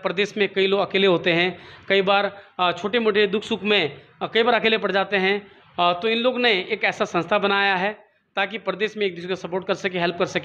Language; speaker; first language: Hindi; native; Hindi